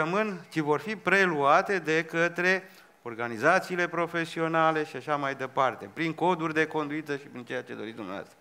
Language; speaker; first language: Romanian; native; Romanian